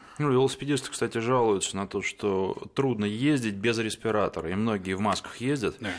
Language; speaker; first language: Russian; native; Russian